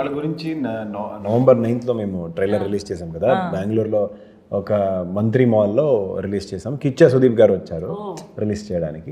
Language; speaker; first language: Telugu; non-native, learner; Kannada